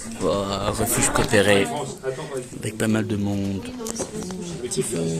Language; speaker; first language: French; native; French